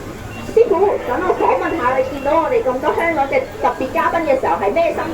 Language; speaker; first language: Cantonese; native; Cantonese